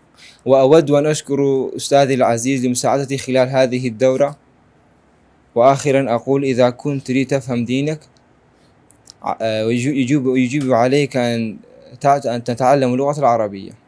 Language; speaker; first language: Arabic; non-native, learner; Central Kurdish